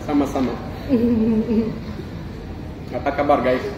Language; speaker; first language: Indonesian; non-native, learner; Russian